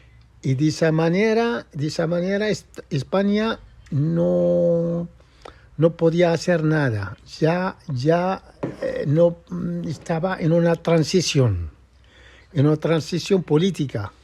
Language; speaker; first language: Spanish; non-native, fluent; Arabic